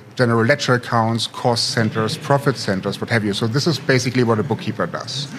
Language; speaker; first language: English; non-native, fluent; German